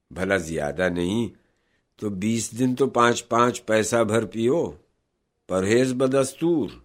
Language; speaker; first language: Urdu; native; Urdu